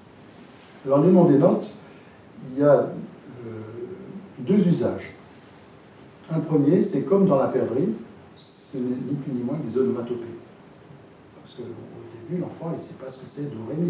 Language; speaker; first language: French; native; French